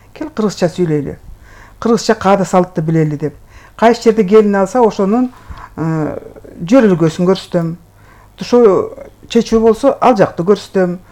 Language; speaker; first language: Kyrgyz; non-native, local second language; Russian